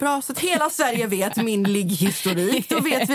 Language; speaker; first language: Swedish; native; Swedish